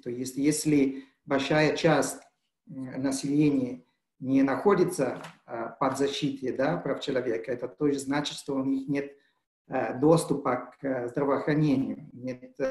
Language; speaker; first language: Russian; non-native, fluent; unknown